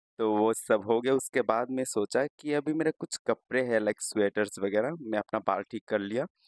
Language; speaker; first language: Hindi; non-native, local second language; Bangla